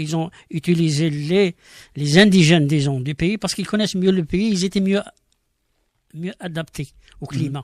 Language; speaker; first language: French; non-native, fluent; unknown